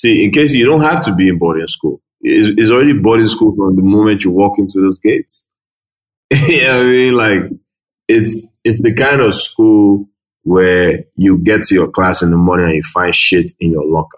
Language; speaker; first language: English; non-native, local second language; Igbo